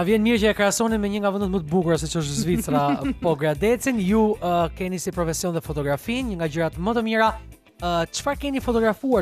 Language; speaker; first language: Albanian; native; Albanian